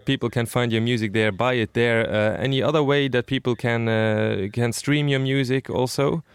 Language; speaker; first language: English; non-native, fluent; Luxembourgish